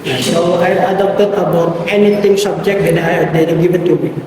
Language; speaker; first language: English; non-native, learner; Indonesian